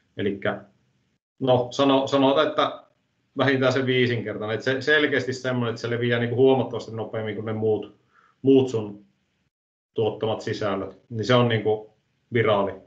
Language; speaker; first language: Finnish; native; Finnish